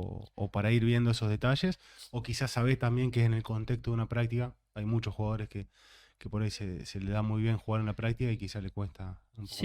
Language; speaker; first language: Spanish; native; Spanish